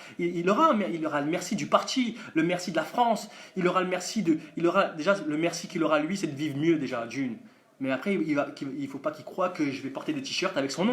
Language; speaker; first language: French; native; French